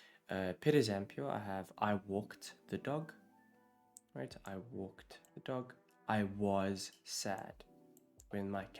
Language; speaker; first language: English; non-native, fluent; Italian